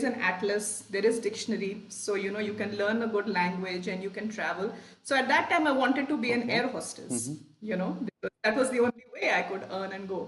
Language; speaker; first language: English; non-native, local second language; Hindi